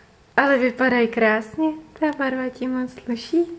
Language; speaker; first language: Czech; native; Czech